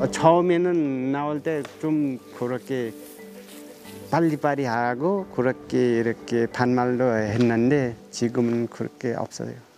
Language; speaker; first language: Korean; non-native, learner; Nepali